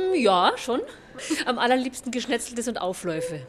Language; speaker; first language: German; native; German